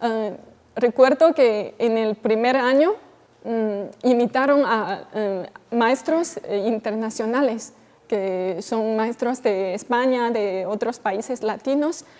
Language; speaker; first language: Spanish; non-native, fluent; Chinese